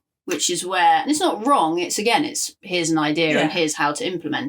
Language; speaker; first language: English; native; English